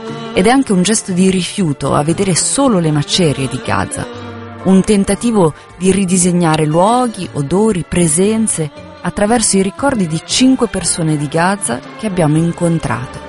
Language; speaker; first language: Italian; native; Italian